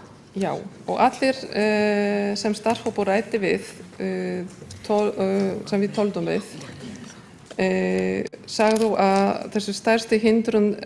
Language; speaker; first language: Icelandic; non-native, fluent; Polish